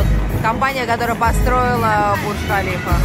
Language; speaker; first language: Russian; native; Russian